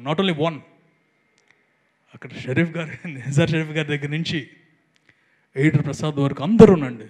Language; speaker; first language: Telugu; native; Telugu